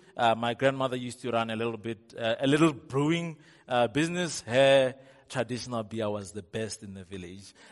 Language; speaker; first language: English; non-native, local second language; Tswana